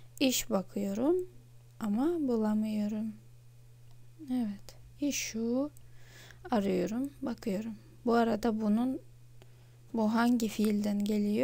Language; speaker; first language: Turkish; non-native, fluent; Russian